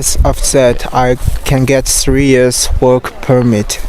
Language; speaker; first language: English; non-native, learner; Chinese